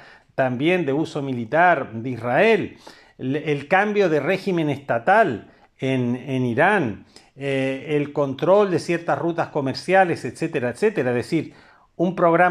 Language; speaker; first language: Spanish; native; Spanish